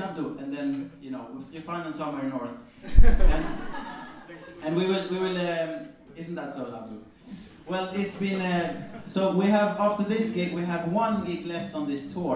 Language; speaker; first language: English; non-native, fluent; Mandingo